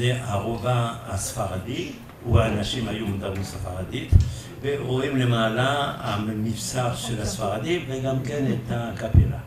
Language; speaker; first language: Hebrew; non-native, fluent; French